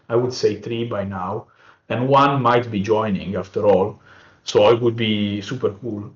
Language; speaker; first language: English; non-native, fluent; Italian